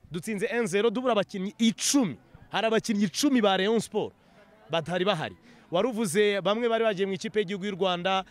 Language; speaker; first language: Kinyarwanda; native; Kinyarwanda